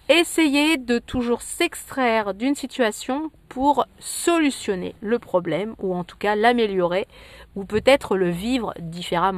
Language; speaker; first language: French; native; French